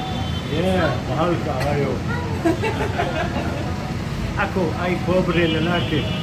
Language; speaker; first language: Filipino; non-native, learner; English